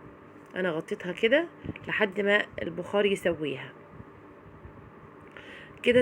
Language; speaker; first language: Arabic; native; Arabic